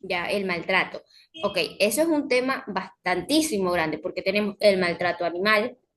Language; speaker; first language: Spanish; native; Spanish